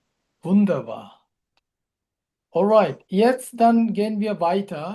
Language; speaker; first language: German; non-native, learner; Bangla